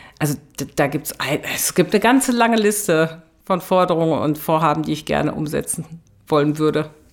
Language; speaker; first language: German; early bilingual, other home language; Turkish